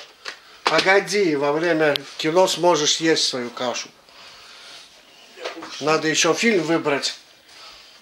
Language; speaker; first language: Russian; native; Russian